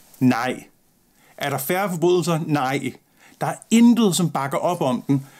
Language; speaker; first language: Danish; native; Danish